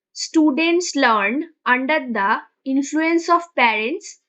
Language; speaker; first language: English; non-native, local second language; Bangla